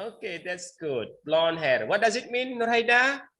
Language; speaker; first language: English; non-native, learner; Indonesian